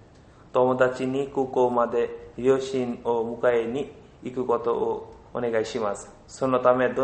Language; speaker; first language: Japanese; non-native, learner; Bangla